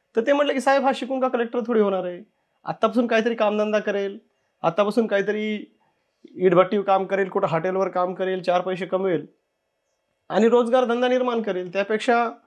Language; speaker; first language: Marathi; native; Marathi